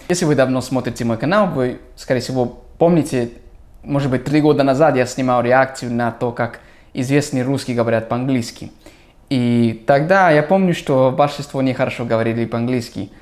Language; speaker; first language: Russian; non-native, fluent; English